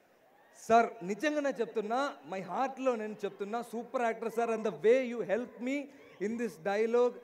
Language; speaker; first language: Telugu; non-native, learner; Malayalam